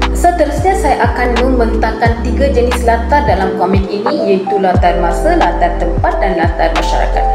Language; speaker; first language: Malay; non-native, local second language; Tamil